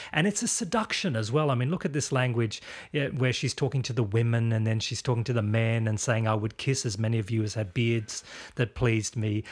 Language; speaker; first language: English; native; English